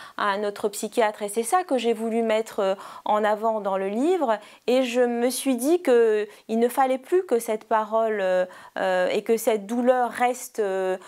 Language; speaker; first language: French; non-native, local second language; Arabic